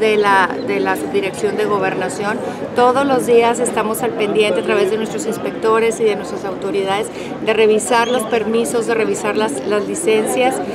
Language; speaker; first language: Spanish; native; Spanish